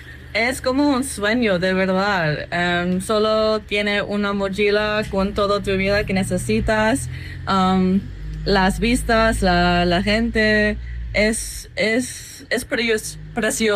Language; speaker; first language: Spanish; non-native, fluent; English